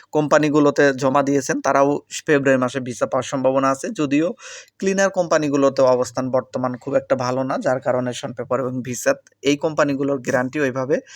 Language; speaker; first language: Bangla; native; Bangla